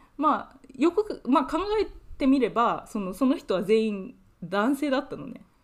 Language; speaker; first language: Japanese; native; Japanese